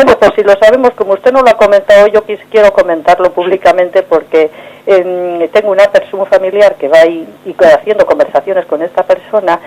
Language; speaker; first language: Spanish; native; Spanish